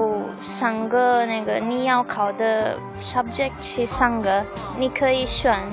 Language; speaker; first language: Chinese; non-native, fluent; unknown